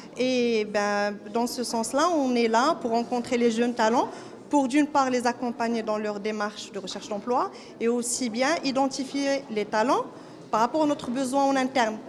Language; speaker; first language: French; non-native, local second language; Arabic